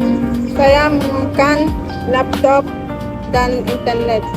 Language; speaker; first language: Indonesian; non-native, learner; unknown